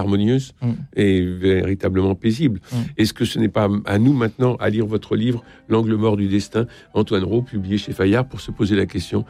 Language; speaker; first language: French; native; French